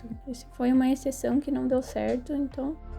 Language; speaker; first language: Portuguese; native; Portuguese